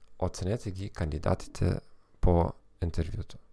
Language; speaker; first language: Macedonian; non-native, fluent; German